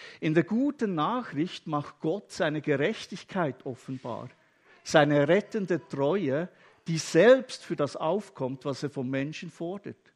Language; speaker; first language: German; native; German